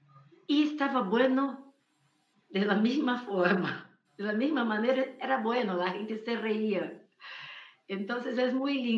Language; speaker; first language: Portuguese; non-native, fluent; Spanish